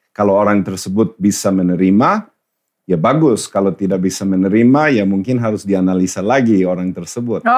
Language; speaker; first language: Indonesian; non-native, fluent; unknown